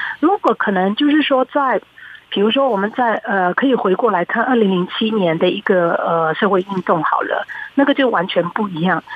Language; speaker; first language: Chinese; early bilingual, heritage; Chinese